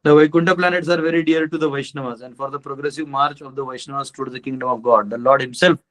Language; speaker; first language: English; non-native, local second language; Hindi